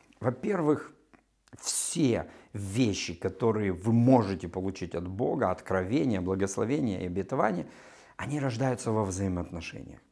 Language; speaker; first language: Russian; native; Russian